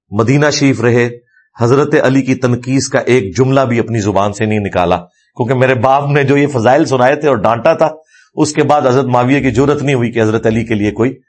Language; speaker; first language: Urdu; non-native, local second language; Punjabi